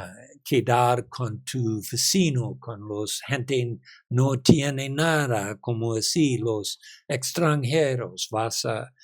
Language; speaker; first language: Spanish; non-native, learner; English